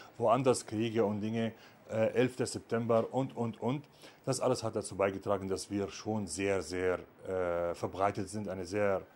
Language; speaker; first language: German; non-native, fluent; Arabic